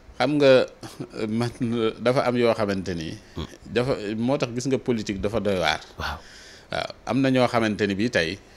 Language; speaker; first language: Wolof; native; Wolof